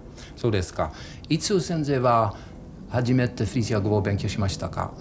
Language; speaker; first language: Japanese; non-native, learner; Western Frisian